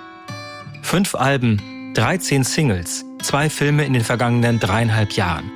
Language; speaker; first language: German; native; German